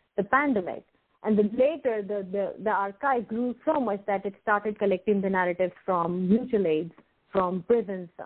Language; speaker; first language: English; non-native, local second language; Hindi